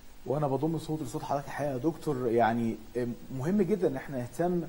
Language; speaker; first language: Arabic; native; Arabic